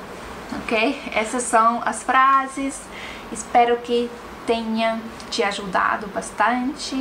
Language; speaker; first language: Portuguese; non-native, fluent; Estonian